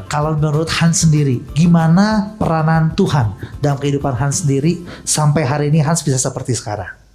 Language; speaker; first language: Indonesian; native; Indonesian